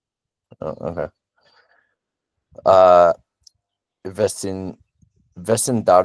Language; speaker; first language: Spanish; non-native, learner; English